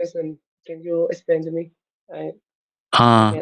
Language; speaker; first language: English; non-native, learner; Vietnamese